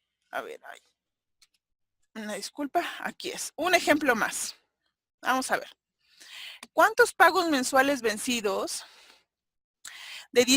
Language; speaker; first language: Spanish; native; Spanish